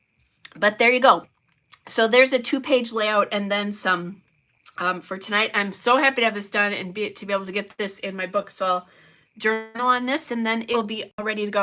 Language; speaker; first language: English; native; English